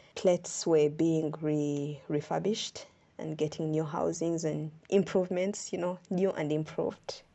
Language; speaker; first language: English; non-native, local second language; Ganda